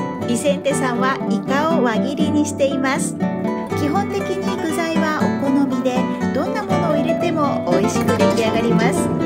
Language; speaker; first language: Japanese; native; Japanese